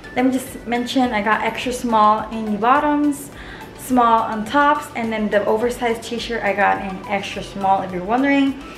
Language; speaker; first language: English; early bilingual, other home language; Spanish